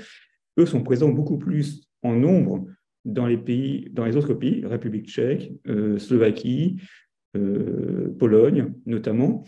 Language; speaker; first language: French; native; French